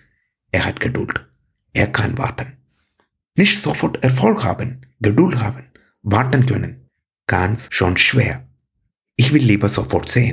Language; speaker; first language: German; non-native, fluent; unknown